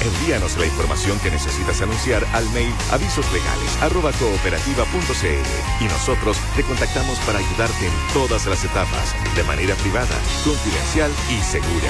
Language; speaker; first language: Spanish; native; Spanish